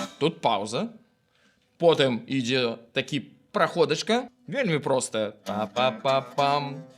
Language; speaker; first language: Belarusian; non-native, local second language; Russian